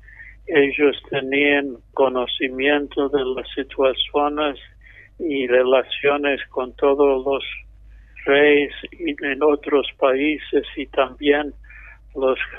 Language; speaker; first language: Spanish; non-native, fluent; English